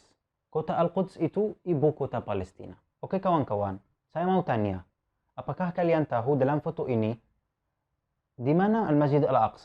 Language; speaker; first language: Indonesian; non-native, fluent; Arabic